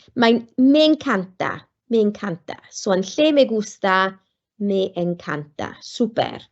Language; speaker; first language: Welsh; non-native, local second language; English